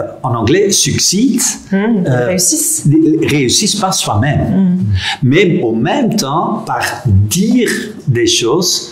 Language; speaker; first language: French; non-native, local second language; Dutch